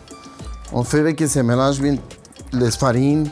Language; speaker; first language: French; non-native, learner; Spanish